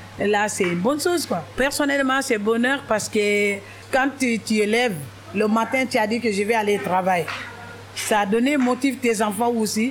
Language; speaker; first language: French; non-native, local second language; Wolof